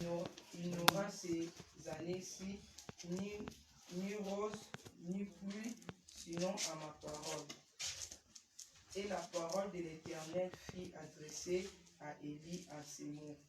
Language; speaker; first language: French; non-native, local second language; Lingala